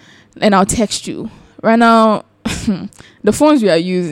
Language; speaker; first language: English; non-native, local second language; Akan